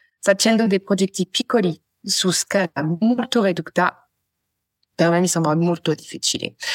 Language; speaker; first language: Italian; non-native, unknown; French